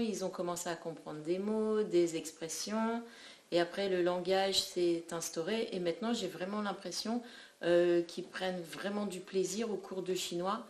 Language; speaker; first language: French; native; French